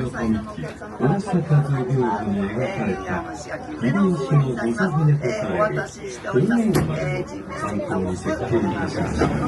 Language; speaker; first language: Japanese; native; Japanese